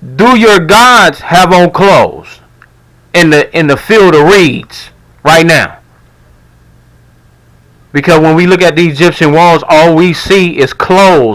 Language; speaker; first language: English; native; English